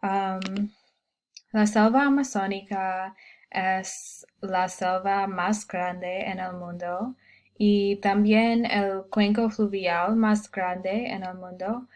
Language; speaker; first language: Spanish; non-native, learner; English